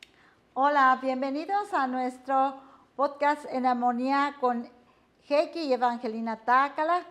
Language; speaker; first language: Spanish; native; Spanish